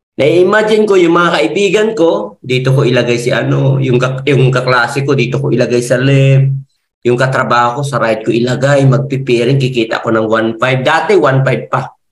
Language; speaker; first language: Filipino; non-native, local second language; Masbatenyo